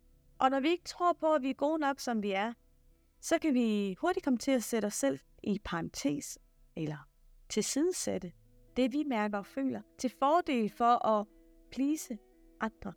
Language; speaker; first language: Danish; native; Danish